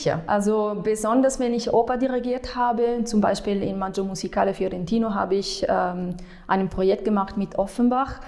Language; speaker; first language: German; non-native, fluent; Italian